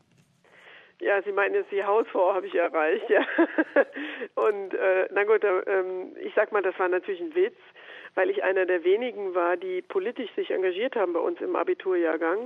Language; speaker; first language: German; native; German